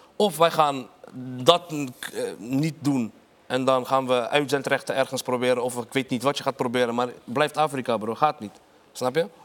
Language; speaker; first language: Dutch; early bilingual, other home language; Arabic